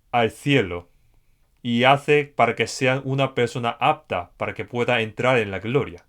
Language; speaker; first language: Spanish; non-native, fluent; Korean